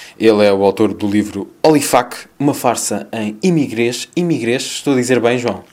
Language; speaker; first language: Portuguese; native; Portuguese